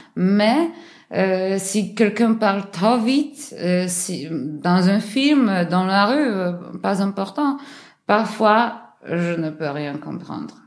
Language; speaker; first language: French; non-native, learner; Polish